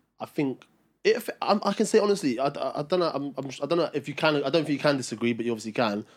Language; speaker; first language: English; early bilingual, other home language; Albanian